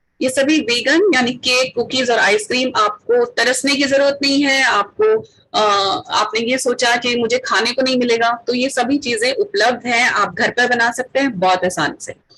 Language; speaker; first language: Hindi; native; Hindi